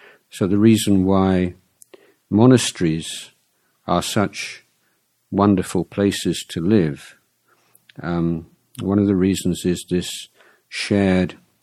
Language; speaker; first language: English; native; English